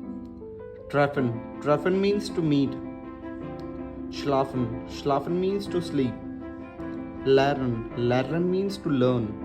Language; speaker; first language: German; non-native, fluent; Hindi